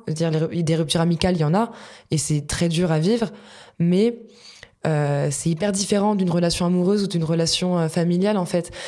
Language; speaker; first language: French; native; French